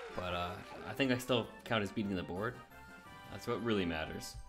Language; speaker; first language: English; native; English